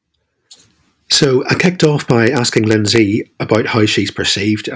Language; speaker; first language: English; native; English